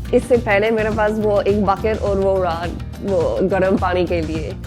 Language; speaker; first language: Hindi; non-native, learner; English